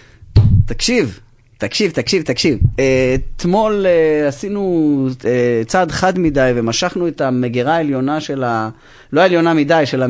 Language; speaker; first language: Hebrew; native; Hebrew